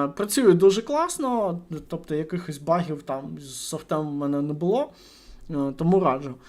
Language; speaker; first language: Ukrainian; non-native, local second language; Russian